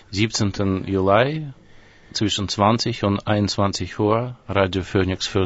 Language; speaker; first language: German; non-native, fluent; Russian